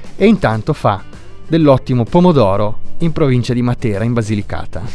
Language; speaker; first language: Italian; native; Italian